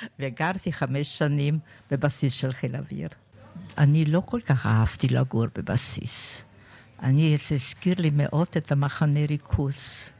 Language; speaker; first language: Hebrew; non-native, fluent; German